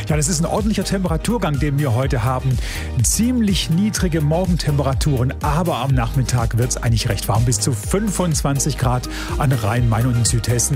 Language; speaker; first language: German; native; German